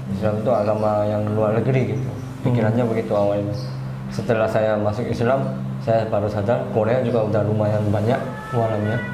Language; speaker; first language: Indonesian; non-native, fluent; Korean